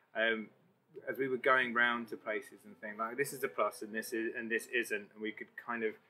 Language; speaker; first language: English; native; English